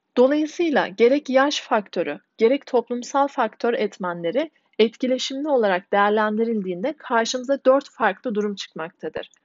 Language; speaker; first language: Turkish; native; Turkish